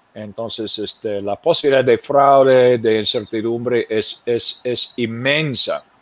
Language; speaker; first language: Spanish; non-native, fluent; English